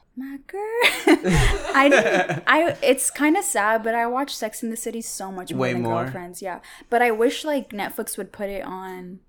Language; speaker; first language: English; early bilingual, other home language; Tigrinya